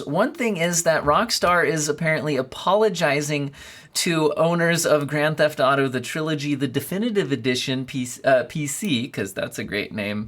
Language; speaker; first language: English; native; English